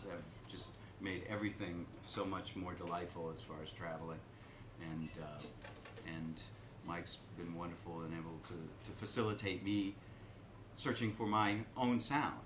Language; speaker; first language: English; native; English